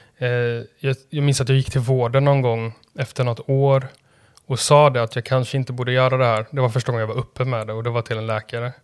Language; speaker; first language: Swedish; native; Swedish